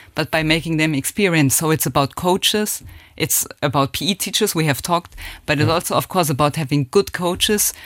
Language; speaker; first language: English; non-native, fluent; German